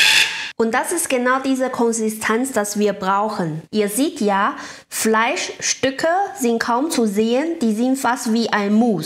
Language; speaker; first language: German; non-native, learner; Chinese